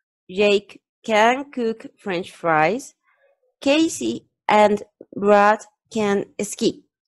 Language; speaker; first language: English; non-native, learner; Spanish